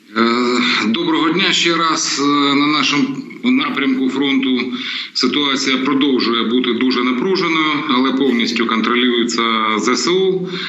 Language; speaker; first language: Ukrainian; non-native, local second language; Russian